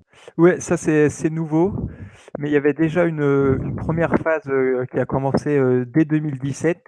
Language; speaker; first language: French; native; French